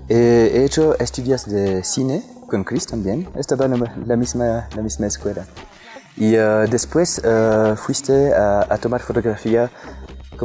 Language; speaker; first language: Spanish; non-native, fluent; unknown